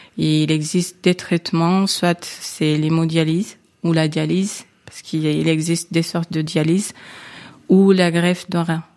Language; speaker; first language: French; non-native, local second language; Kinyarwanda